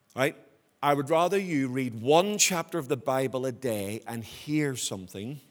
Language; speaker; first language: English; native; English